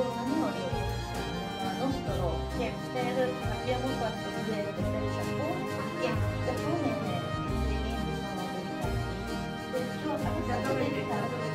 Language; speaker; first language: Italian; non-native, learner; Japanese